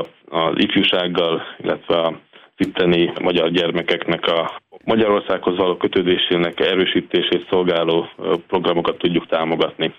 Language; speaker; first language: Hungarian; native; Hungarian